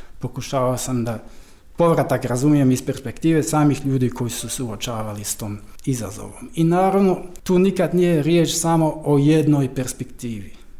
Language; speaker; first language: Croatian; non-native, fluent; Dutch